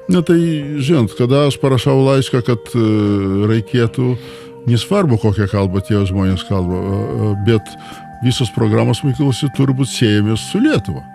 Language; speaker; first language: Lithuanian; non-native, local second language; Polish